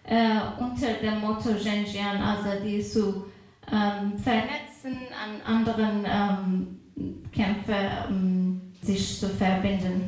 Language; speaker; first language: German; non-native, fluent; Persian